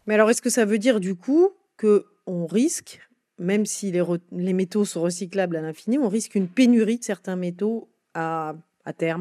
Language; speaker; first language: French; native; French